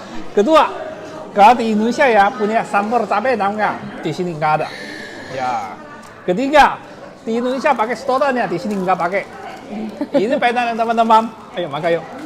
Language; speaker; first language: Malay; non-native, fluent; Chinese